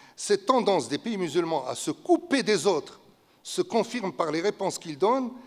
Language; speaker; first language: French; non-native, local second language; Arabic